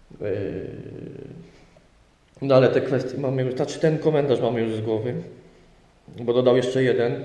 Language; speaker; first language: Polish; native; Polish